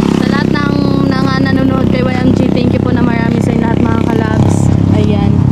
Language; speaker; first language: Filipino; non-native, local second language; Masbatenyo